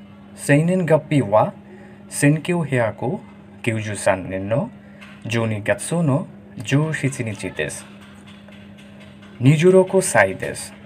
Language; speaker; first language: Japanese; non-native, learner; Bangla